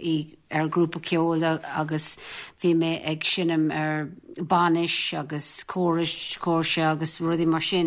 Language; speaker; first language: Irish; non-native, local second language; English